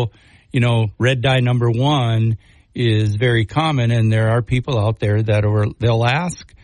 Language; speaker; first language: English; native; English